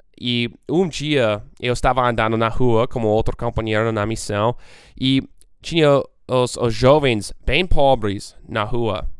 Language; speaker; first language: Portuguese; non-native, fluent; English